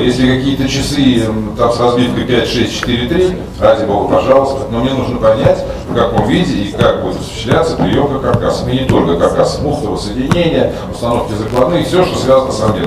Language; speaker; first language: Russian; native; Russian